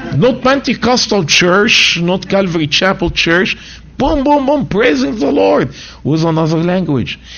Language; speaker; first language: English; non-native, fluent; Arabic